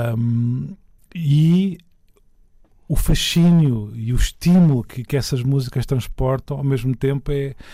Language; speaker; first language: Portuguese; native; Portuguese